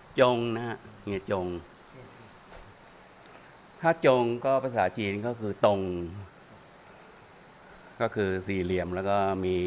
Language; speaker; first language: Thai; native; Thai